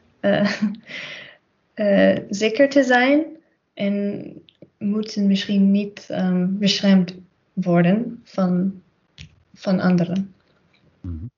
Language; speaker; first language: Dutch; non-native, learner; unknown